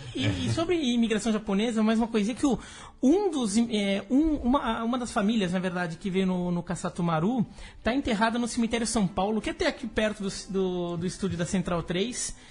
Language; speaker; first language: Portuguese; native; Portuguese